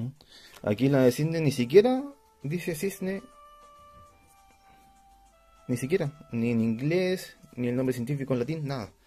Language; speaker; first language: Spanish; native; Spanish